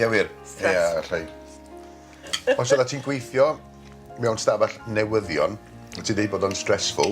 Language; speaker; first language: Welsh; native; Welsh